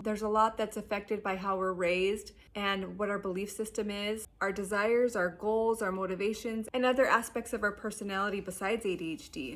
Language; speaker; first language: English; native; English